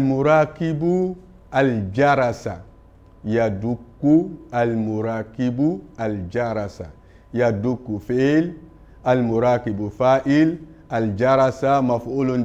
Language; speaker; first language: Arabic; non-native, fluent; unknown